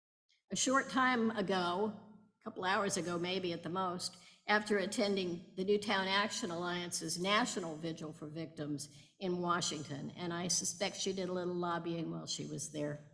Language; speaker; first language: English; native; English